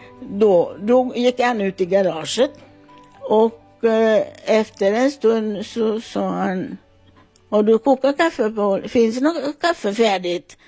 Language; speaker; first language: Swedish; non-native, fluent; Italian